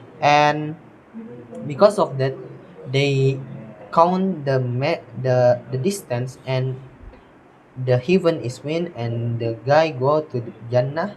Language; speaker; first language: English; non-native, learner; Indonesian